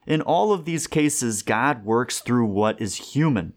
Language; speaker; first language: English; native; English